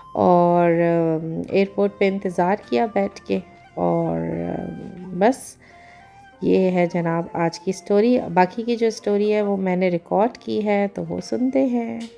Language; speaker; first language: Urdu; native; Urdu